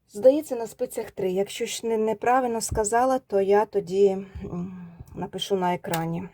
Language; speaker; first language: Ukrainian; native; Ukrainian